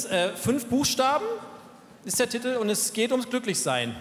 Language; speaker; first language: German; native; German